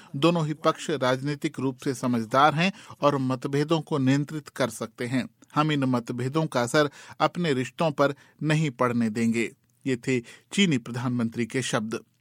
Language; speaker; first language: Hindi; native; Hindi